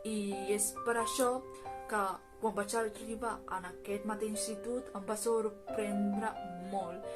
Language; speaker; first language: Catalan; early bilingual, other home language; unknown